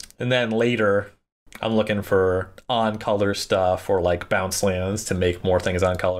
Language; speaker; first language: English; native; English